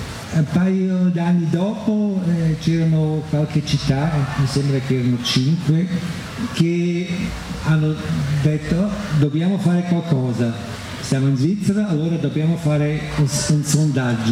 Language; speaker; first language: Italian; non-native, fluent; German